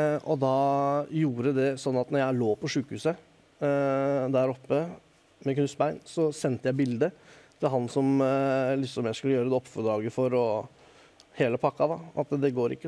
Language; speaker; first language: Norwegian; native; Norwegian